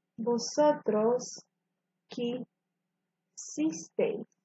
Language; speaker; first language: Spanish; non-native, fluent; English